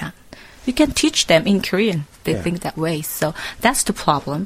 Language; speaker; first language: English; non-native, learner; Korean